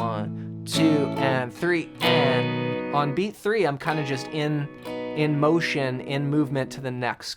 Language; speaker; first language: English; native; English